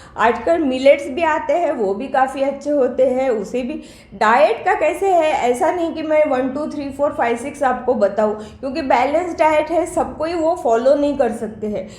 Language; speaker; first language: Hindi; non-native, local second language; Marathi